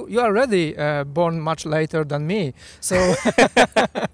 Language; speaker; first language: English; non-native, fluent; Polish